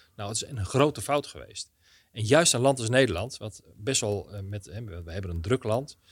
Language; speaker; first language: Dutch; native; Dutch